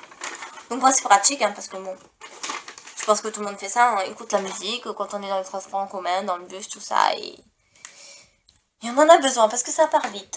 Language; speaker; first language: French; native; French